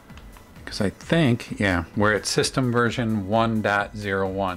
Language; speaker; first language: English; native; English